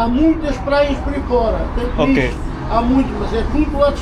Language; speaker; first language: Portuguese; native; Portuguese